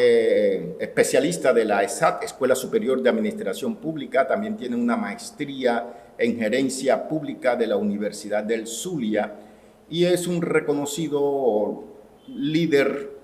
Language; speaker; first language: Spanish; native; Spanish